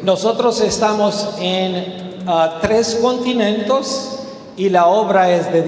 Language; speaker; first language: Spanish; non-native, learner; Romanian